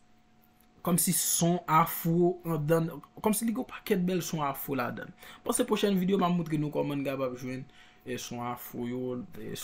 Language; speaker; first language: French; non-native, local second language; Haitian Creole